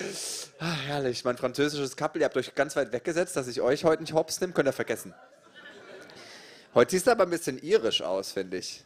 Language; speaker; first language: German; native; German